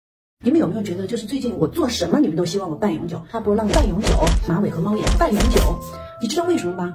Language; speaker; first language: Chinese; native; Chinese